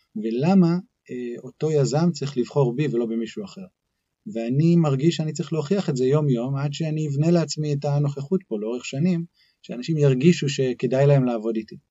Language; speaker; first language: Hebrew; native; Hebrew